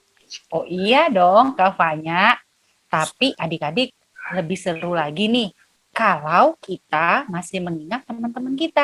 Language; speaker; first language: Indonesian; native; Indonesian